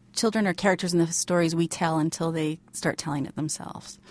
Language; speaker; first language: English; native; English